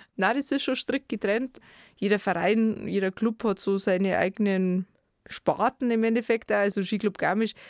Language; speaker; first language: German; native; German